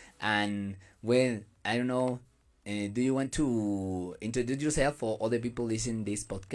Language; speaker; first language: English; non-native, learner; Spanish